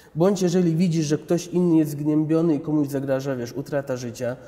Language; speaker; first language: Polish; early bilingual, other home language; Chechen